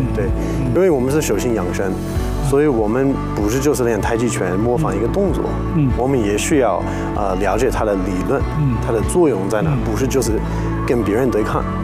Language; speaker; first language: Chinese; non-native, fluent; English